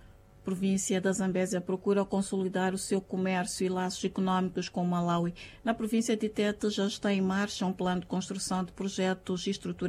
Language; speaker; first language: Portuguese; native; Portuguese